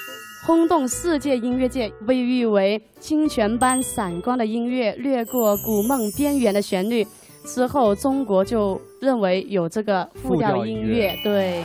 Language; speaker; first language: Chinese; non-native, local second language; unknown